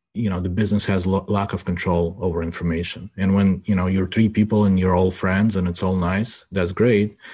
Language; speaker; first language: English; early bilingual, other home language; Russian